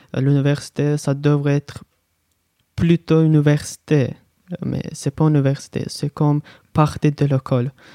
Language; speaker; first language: French; non-native, learner; Azerbaijani